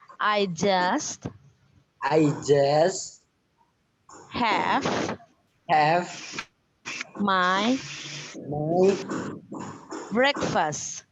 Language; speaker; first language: English; non-native, fluent; Indonesian